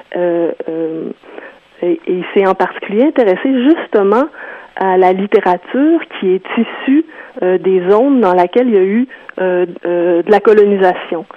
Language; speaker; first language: French; native; French